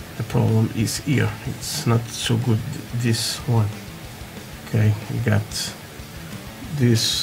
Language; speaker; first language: English; non-native, learner; Portuguese